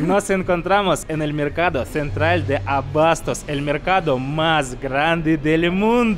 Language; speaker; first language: Spanish; non-native, fluent; Russian